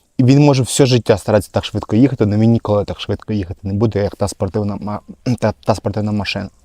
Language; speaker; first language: Ukrainian; non-native, local second language; Russian